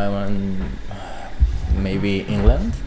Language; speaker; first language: English; non-native, learner; Spanish